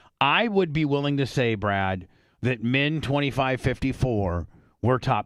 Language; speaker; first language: English; native; English